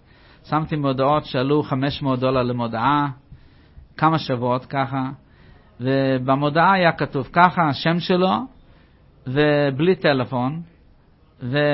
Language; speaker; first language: Hebrew; non-native, fluent; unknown